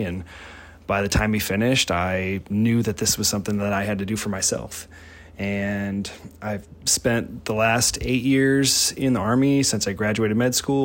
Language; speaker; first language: English; native; English